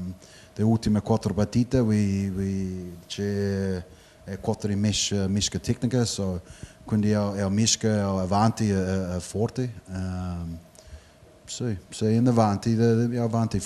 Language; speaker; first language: Italian; non-native, learner; English